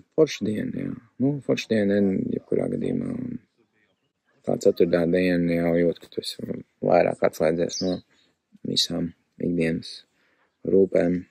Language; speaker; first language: Latvian; native; Latvian